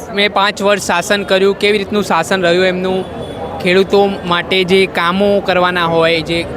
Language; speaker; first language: Gujarati; native; Gujarati